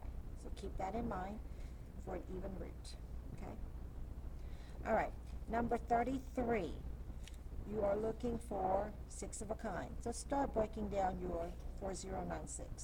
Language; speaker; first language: English; native; English